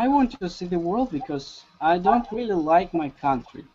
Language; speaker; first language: English; non-native, learner; Russian